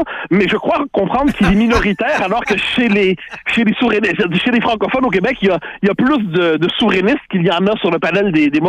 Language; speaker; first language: French; native; French